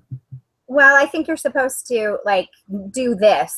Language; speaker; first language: English; native; English